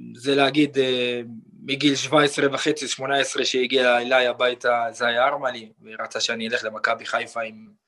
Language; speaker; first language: Hebrew; non-native, local second language; Arabic